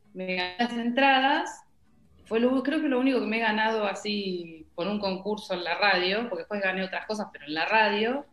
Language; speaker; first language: Spanish; native; Spanish